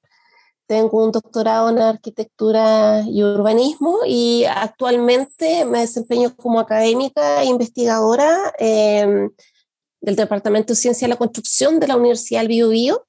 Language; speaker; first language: Spanish; native; Spanish